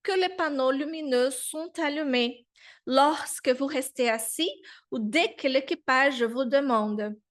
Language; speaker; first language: French; non-native, fluent; Portuguese